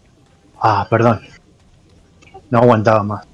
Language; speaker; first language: Spanish; native; Spanish